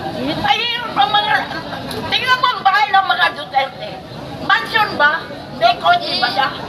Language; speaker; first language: Filipino; non-native, local second language; Iloko